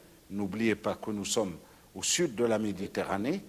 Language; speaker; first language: French; non-native, local second language; Arabic